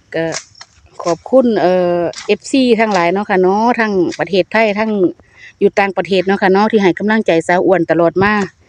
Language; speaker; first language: Thai; native; Thai